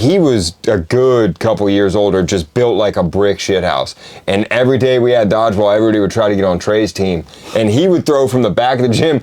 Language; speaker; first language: English; native; English